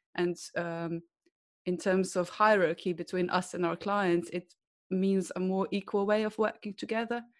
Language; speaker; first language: English; non-native, fluent; Slovenian